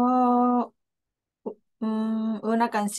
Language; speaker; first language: Spanish; non-native, learner; Korean